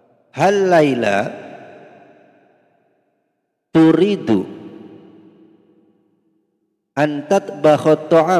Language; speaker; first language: Arabic; non-native, fluent; Indonesian